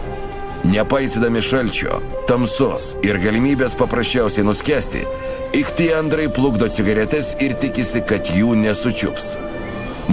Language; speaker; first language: Lithuanian; native; Lithuanian